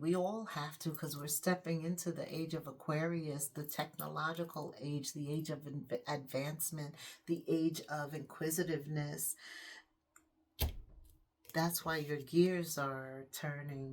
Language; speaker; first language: English; native; English